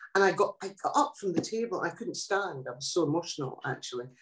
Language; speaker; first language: English; non-native, local second language; Italian